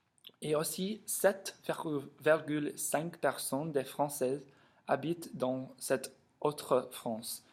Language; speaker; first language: French; non-native, learner; English